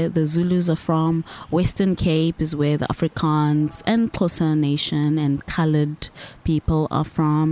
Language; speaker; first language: English; non-native, local second language; Xhosa